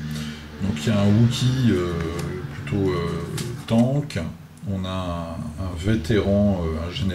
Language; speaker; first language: French; native; French